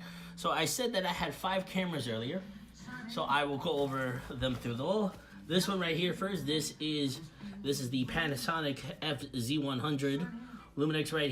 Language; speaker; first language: English; native; English